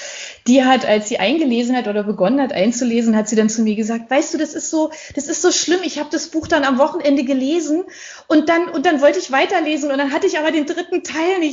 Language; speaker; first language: German; native; German